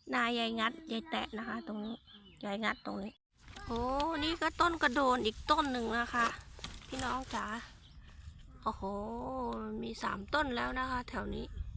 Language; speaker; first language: Thai; non-native, local second language; Khmer